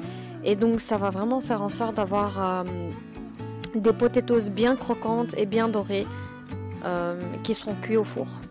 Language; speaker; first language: French; native; French